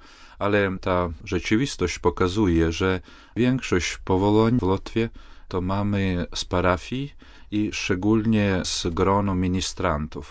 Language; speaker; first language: Polish; non-native, fluent; Latvian